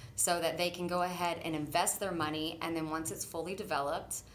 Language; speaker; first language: English; native; English